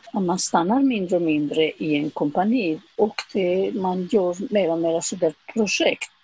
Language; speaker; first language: Swedish; non-native, fluent; Spanish